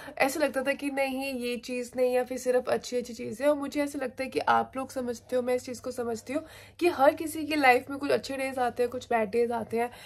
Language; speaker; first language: Hindi; native; Hindi